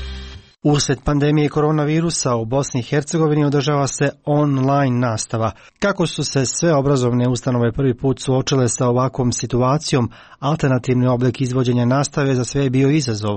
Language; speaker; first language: Serbian; native; Serbian